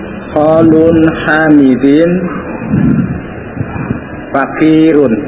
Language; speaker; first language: Arabic; non-native, learner; Indonesian